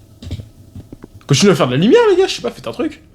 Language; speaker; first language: French; native; French